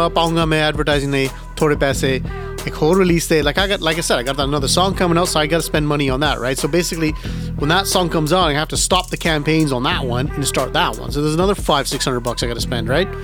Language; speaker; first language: Punjabi; early bilingual, heritage; Punjabi